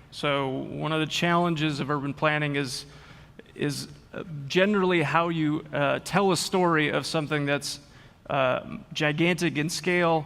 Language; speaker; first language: English; native; English